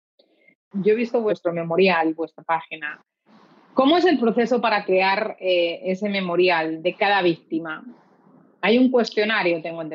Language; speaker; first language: Spanish; native; Spanish